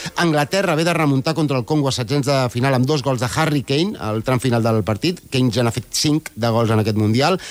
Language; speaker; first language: Catalan; native; Catalan